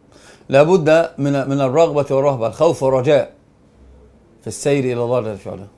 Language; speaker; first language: Arabic; native; Arabic